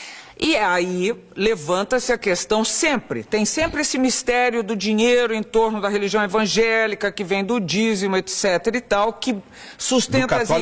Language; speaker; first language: Portuguese; native; Portuguese